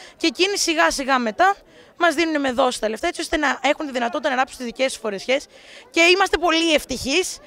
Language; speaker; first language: Greek; native; Greek